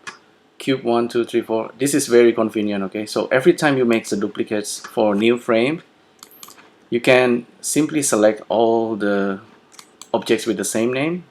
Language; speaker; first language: English; non-native, fluent; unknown